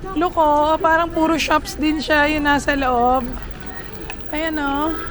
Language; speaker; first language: Filipino; native; Filipino